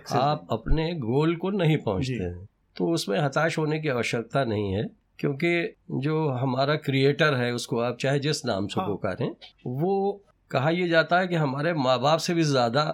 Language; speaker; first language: Hindi; native; Hindi